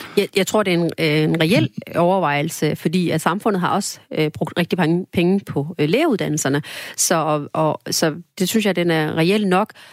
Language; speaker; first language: Danish; early bilingual, other home language; Tamil